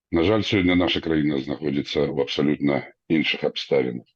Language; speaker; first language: Belarusian; non-native, local second language; Russian